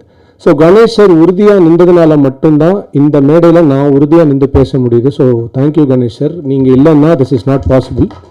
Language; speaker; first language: Tamil; native; Tamil